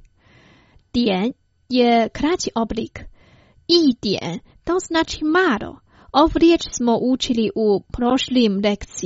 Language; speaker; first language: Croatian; non-native, fluent; Chinese